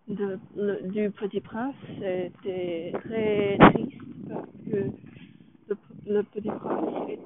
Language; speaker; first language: French; non-native, learner; English